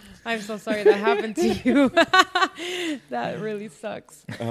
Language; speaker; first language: English; early bilingual, other home language; Spanish